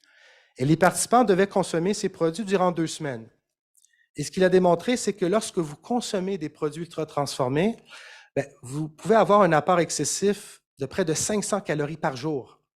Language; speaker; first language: French; native; French